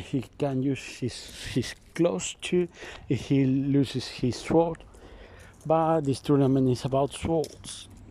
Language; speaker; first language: English; non-native, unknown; Spanish